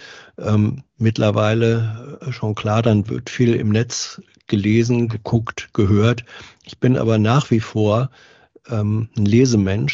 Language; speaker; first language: German; native; German